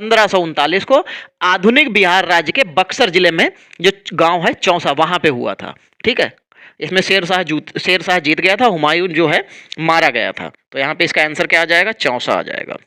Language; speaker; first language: Hindi; native; Hindi